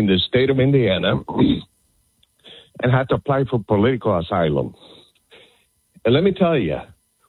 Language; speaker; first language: English; non-native, fluent; Spanish